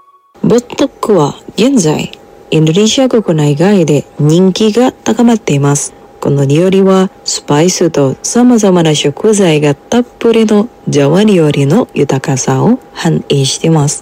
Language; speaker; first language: Japanese; non-native, fluent; Indonesian